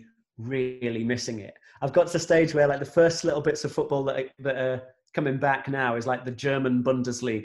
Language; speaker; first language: English; native; English